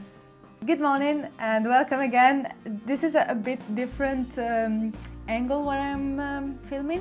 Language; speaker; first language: English; non-native, local second language; Arabic